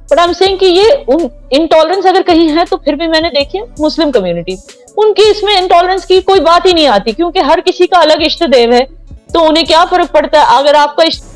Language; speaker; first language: Hindi; non-native, local second language; Kashmiri